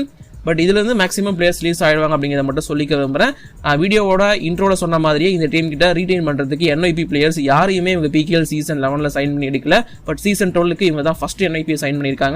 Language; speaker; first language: Tamil; native; Tamil